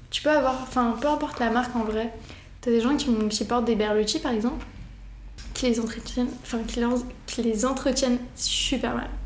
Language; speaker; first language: French; early bilingual, other home language; Arabic